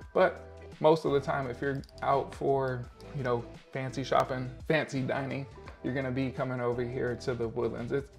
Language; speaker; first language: English; native; English